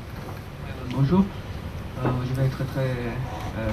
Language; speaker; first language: French; non-native, fluent; Italian